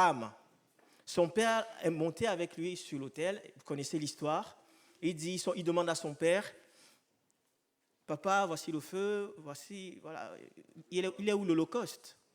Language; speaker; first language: French; native; French